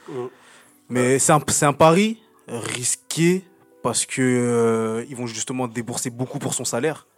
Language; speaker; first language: French; native; French